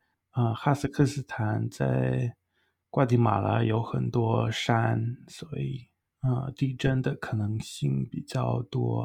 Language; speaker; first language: Chinese; non-native, fluent; English